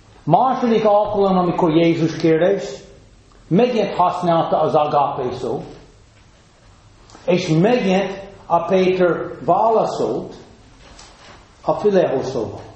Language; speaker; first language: Hungarian; non-native, fluent; English